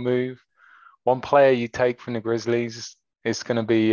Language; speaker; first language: English; native; English